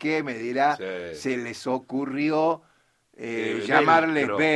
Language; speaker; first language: Spanish; native; Spanish